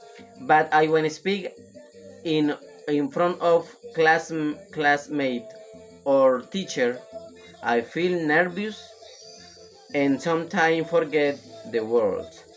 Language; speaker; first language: English; non-native, learner; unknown